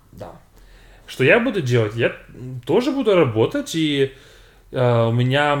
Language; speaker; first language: Russian; non-native, fluent; English